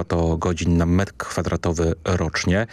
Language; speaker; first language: Polish; native; Polish